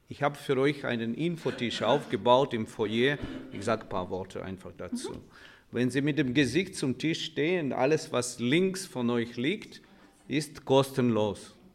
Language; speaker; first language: German; non-native, fluent; Russian